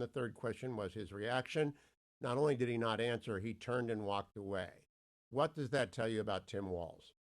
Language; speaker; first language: English; native; English